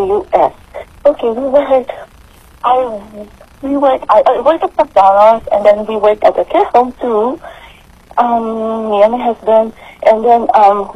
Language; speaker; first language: English; non-native, local second language; Filipino